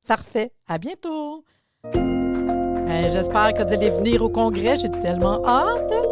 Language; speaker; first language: French; native; French